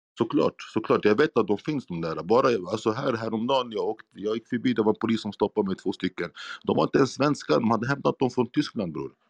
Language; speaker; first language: Swedish; non-native, fluent; Arabic